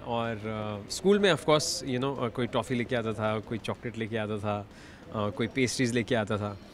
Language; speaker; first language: Hindi; native; Hindi